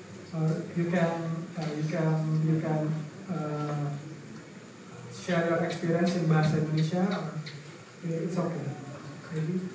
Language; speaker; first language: English; non-native, fluent; Indonesian